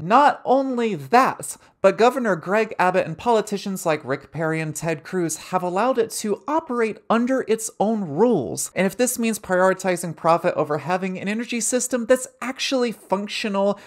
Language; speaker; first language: English; native; English